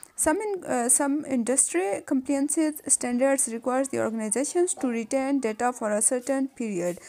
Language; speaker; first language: English; non-native, local second language; Urdu